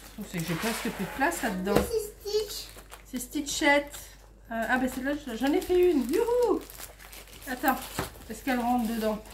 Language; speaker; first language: French; native; French